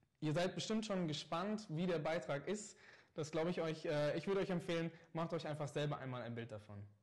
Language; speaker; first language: German; native; German